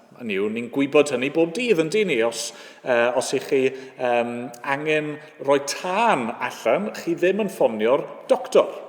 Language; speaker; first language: Welsh; native; Welsh